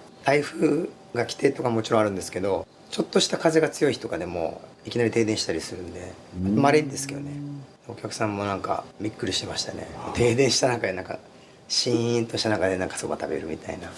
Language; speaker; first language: Japanese; native; Japanese